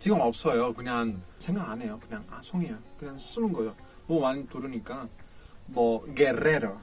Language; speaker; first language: Korean; non-native, fluent; Spanish